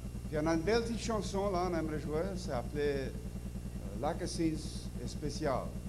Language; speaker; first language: French; early bilingual, heritage; French